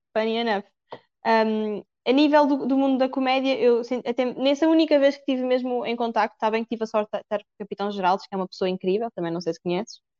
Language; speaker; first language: Portuguese; native; Portuguese